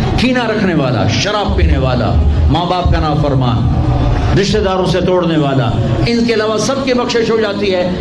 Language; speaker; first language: Urdu; non-native, local second language; Punjabi